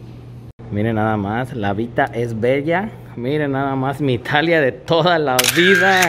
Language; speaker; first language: Spanish; native; Spanish